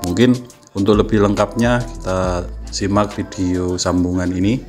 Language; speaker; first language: Indonesian; native; Indonesian